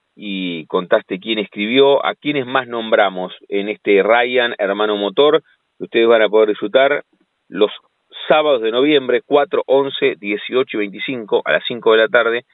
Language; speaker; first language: Spanish; native; Spanish